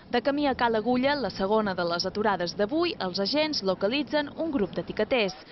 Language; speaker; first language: Catalan; native; Catalan